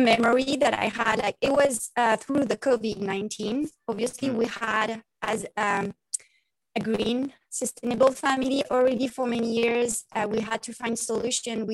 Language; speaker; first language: English; non-native, fluent; French